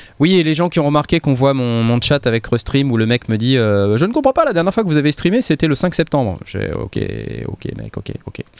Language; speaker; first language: French; native; French